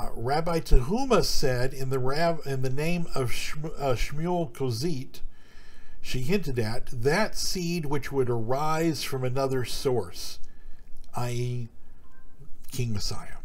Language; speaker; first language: English; native; English